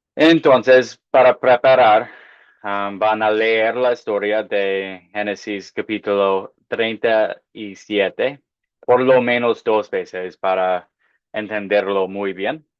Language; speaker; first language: Spanish; non-native, fluent; English